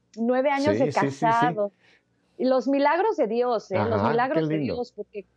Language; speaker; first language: Spanish; native; Spanish